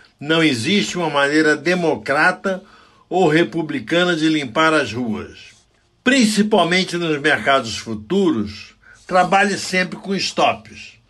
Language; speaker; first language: Portuguese; native; Portuguese